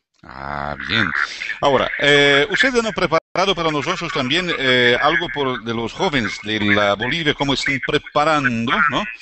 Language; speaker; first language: Spanish; non-native, learner; Portuguese